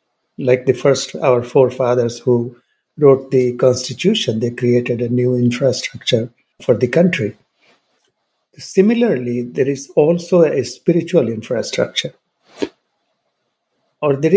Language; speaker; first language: English; non-native, local second language; Hindi